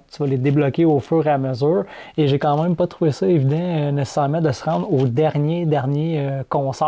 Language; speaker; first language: French; native; French